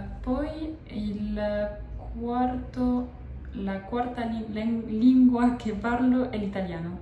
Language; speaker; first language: Italian; non-native, fluent; French